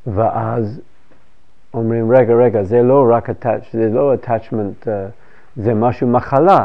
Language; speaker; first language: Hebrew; non-native, fluent; English